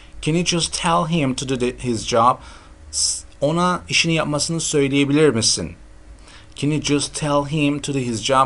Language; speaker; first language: English; non-native, fluent; Turkish